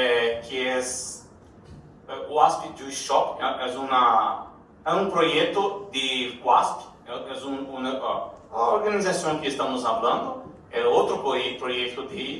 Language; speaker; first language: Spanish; non-native, learner; Portuguese